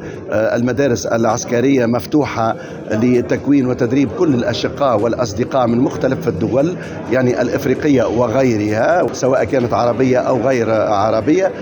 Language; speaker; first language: Arabic; native; Arabic